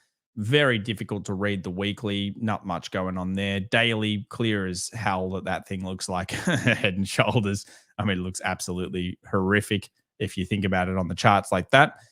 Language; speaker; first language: English; native; English